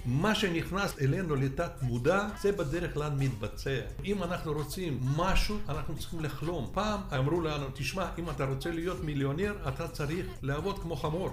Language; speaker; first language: Hebrew; non-native, fluent; Russian